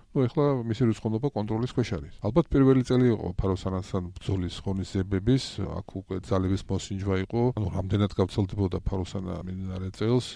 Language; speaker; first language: Georgian; native; Georgian